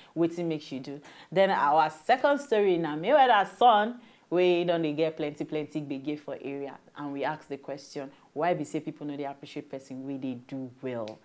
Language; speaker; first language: Nigerian Pidgin; native; Nigerian Pidgin